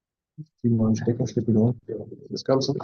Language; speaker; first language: German; native; German